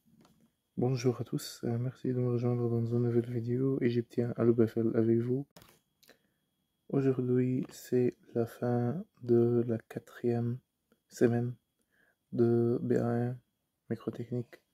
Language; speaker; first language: French; non-native, fluent; Arabic